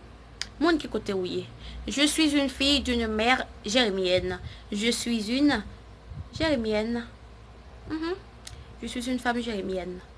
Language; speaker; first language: French; non-native, learner; Haitian Creole